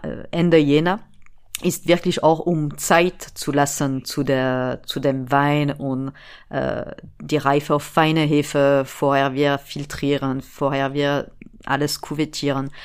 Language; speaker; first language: German; non-native, fluent; French